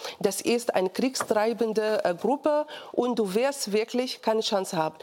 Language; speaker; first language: German; non-native, fluent; Arabic